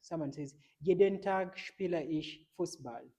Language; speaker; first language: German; non-native, fluent; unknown